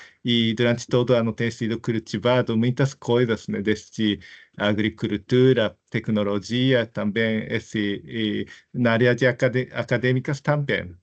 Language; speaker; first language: Portuguese; non-native, fluent; Japanese